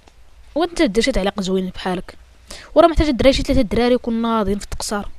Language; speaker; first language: Arabic; native; Arabic